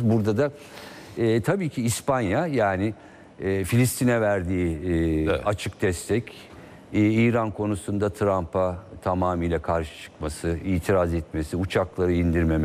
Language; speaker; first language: Turkish; native; Turkish